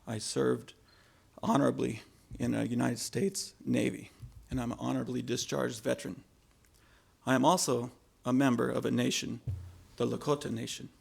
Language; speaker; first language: English; native; English